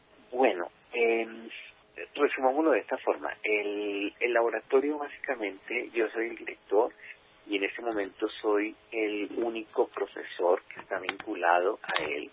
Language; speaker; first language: Spanish; native; Spanish